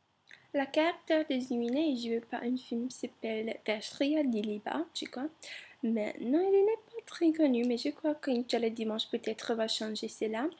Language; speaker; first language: French; non-native, learner; English